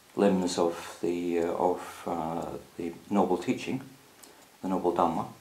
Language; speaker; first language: English; native; English